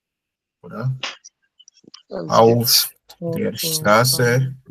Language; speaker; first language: German; non-native, fluent; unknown